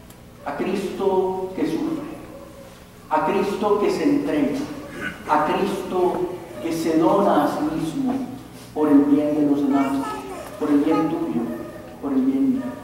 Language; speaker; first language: Spanish; native; Spanish